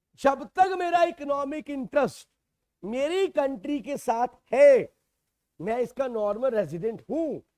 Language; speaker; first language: Hindi; native; Hindi